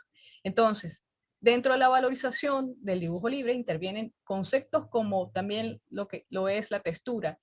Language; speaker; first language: Spanish; native; Spanish